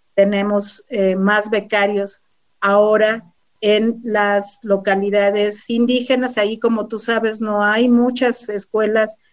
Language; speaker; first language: Spanish; native; Spanish